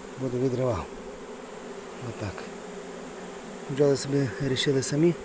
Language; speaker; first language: Ukrainian; native; Ukrainian